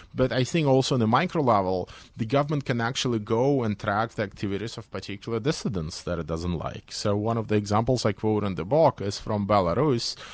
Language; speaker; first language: English; non-native, fluent; Belarusian